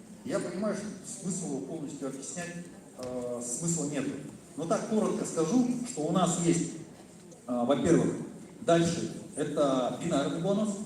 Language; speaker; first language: Russian; native; Russian